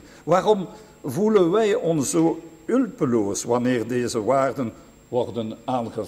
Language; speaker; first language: Dutch; non-native, fluent; French